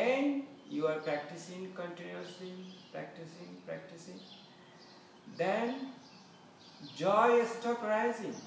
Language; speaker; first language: English; non-native, fluent; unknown